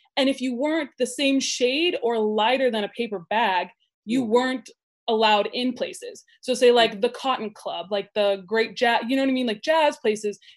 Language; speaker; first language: English; native; English